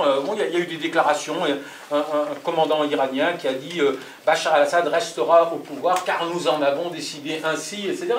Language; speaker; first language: French; native; French